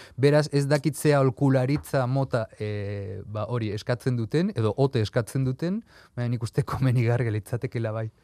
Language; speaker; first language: Basque; non-native, local second language; Spanish